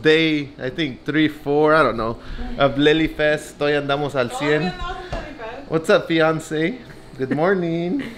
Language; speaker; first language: English; early bilingual, other home language; Spanish